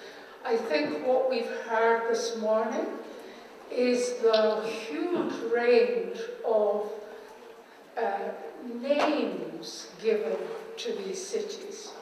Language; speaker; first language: English; non-native, fluent; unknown